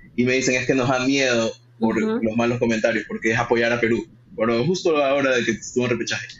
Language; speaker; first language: Spanish; early bilingual, heritage; Spanish